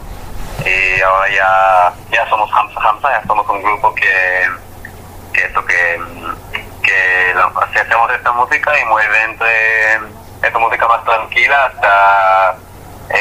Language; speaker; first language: Spanish; non-native, fluent; Hebrew